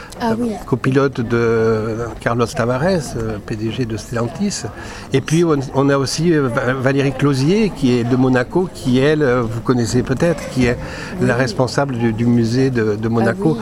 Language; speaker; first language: French; native; French